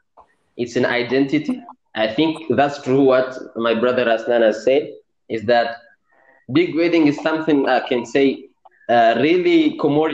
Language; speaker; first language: English; non-native, fluent; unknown